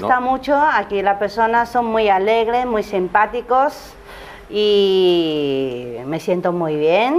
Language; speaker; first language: Spanish; non-native, learner; Chinese